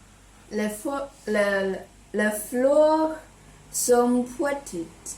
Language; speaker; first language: French; non-native, learner; Chinese